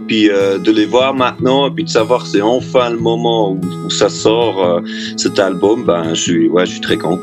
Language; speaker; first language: French; native; French